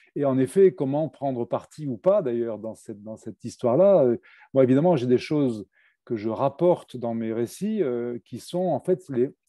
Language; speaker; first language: French; native; French